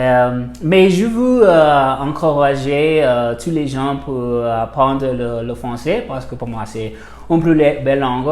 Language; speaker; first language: French; non-native, learner; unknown